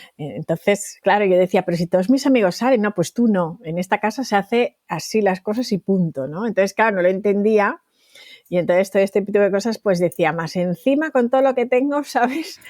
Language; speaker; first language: Spanish; native; Spanish